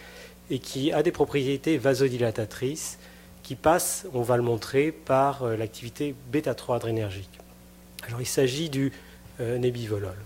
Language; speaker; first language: French; native; French